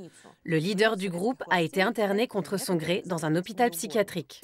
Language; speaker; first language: French; native; French